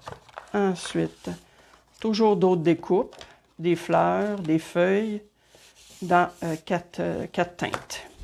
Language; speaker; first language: French; native; French